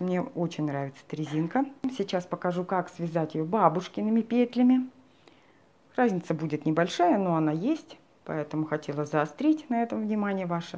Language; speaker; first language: Russian; native; Russian